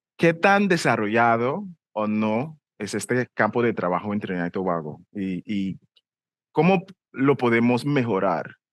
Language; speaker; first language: Spanish; non-native, fluent; English